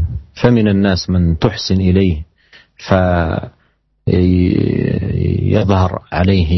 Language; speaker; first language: Arabic; native; Arabic